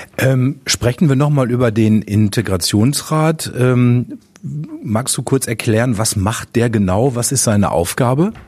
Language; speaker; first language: German; native; German